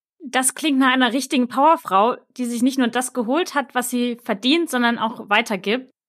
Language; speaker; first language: German; native; German